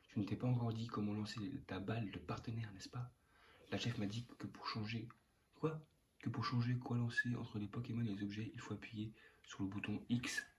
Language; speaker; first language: French; native; French